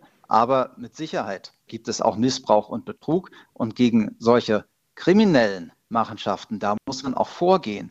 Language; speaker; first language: German; native; German